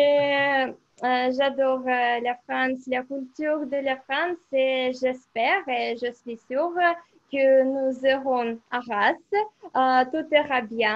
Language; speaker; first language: French; non-native, learner; Russian